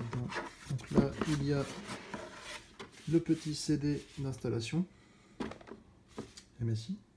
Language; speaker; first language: French; native; French